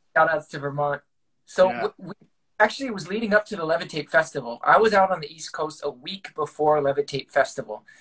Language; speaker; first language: English; native; English